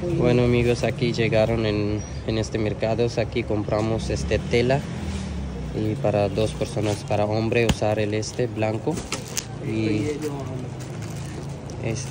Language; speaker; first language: Spanish; non-native, learner; Urdu